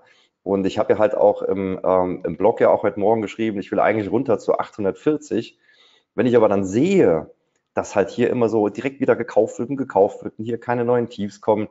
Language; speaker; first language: German; native; German